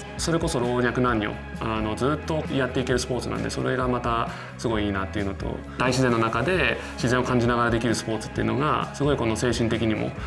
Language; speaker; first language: Japanese; native; Japanese